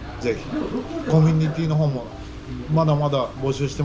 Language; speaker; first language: Japanese; native; Japanese